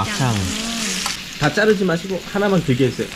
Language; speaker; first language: Korean; non-native, learner; Vietnamese